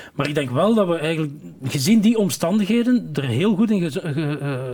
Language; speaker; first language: Dutch; native; Dutch